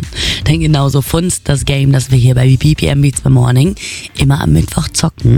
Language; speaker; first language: German; native; German